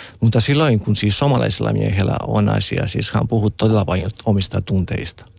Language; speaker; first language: Finnish; non-native, fluent; Greek